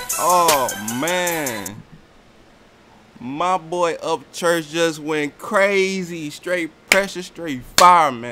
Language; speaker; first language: English; native; English